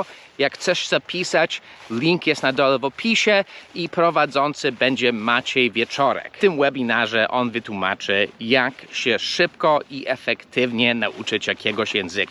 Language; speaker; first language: Polish; early bilingual, heritage; English